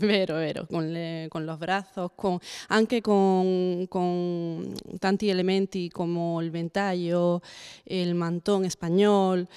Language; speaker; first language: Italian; non-native, learner; Spanish